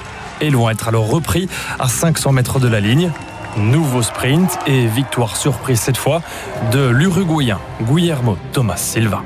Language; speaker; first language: French; native; French